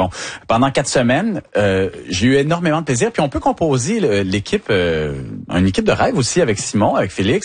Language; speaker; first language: French; native; French